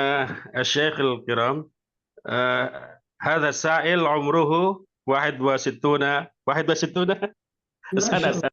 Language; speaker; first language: Arabic; non-native, fluent; Indonesian